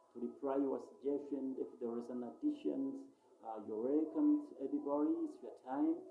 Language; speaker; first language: English; non-native, local second language; Swahili